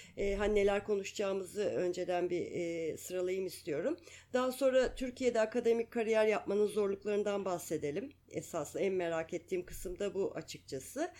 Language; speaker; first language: Turkish; native; Turkish